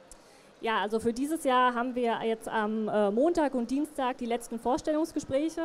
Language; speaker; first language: German; native; German